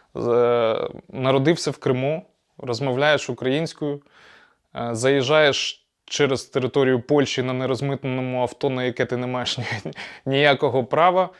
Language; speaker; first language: Ukrainian; non-native, local second language; Russian